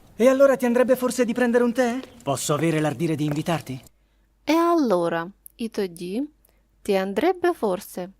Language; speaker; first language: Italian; non-native, fluent; Ukrainian